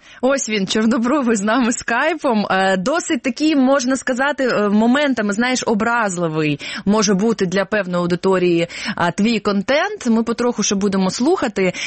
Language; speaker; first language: Ukrainian; non-native, local second language; Russian